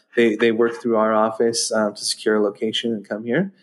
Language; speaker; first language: English; native; English